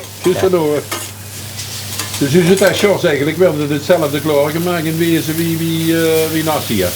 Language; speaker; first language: Dutch; native; Dutch